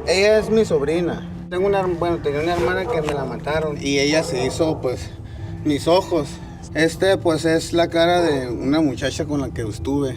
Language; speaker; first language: Spanish; native; Spanish